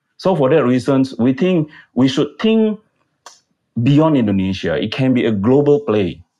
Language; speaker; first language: English; non-native, fluent; Indonesian